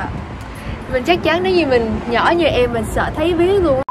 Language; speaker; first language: Vietnamese; early bilingual, heritage; Vietnamese